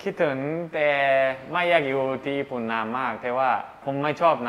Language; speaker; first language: Thai; non-native, learner; Japanese